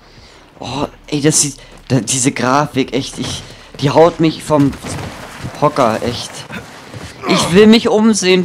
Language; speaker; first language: German; native; German